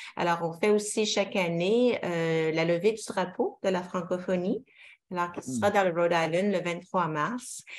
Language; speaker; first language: French; native; French